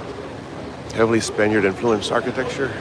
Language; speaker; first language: English; native; English